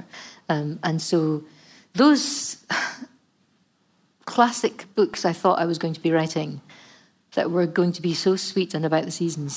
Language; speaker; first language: English; native; English